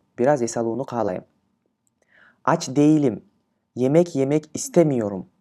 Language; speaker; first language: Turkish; non-native, fluent; Kyrgyz